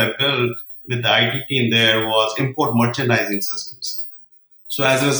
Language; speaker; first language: English; non-native, local second language; Kashmiri